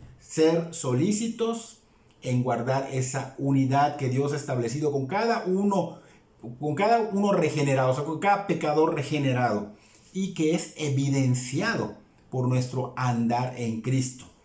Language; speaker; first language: Spanish; native; Spanish